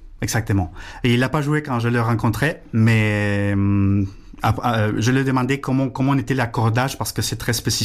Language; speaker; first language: French; non-native, fluent; Spanish